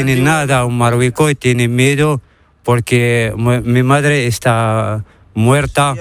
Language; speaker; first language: Spanish; non-native, learner; Arabic